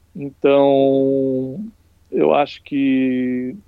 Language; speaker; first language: Portuguese; native; Portuguese